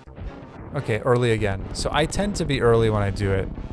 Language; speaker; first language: English; native; English